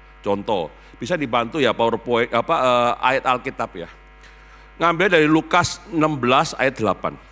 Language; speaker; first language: Indonesian; native; Indonesian